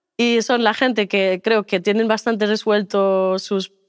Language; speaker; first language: Spanish; non-native, fluent; German